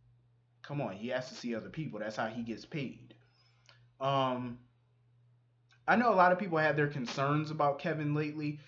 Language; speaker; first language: English; native; English